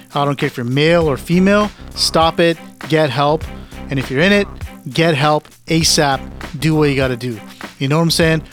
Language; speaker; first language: English; early bilingual, other home language; Punjabi